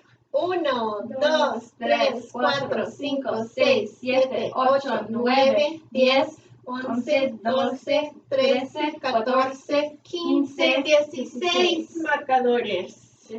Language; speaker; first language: Spanish; non-native, fluent; English